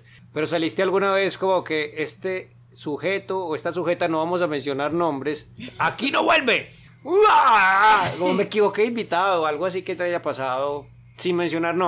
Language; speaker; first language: Spanish; native; Spanish